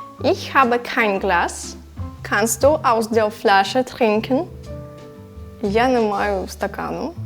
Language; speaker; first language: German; non-native, fluent; Ukrainian